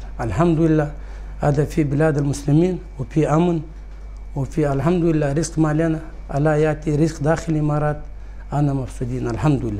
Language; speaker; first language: Arabic; non-native, learner; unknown